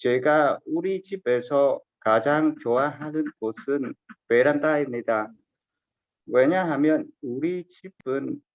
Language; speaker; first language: Korean; non-native, learner; Vietnamese